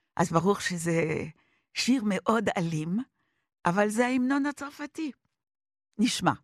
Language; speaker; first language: Hebrew; non-native, fluent; French